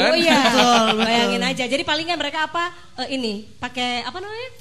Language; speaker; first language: Indonesian; native; Indonesian